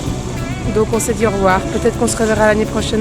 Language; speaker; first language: French; native; French